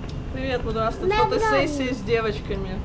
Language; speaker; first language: Russian; native; Russian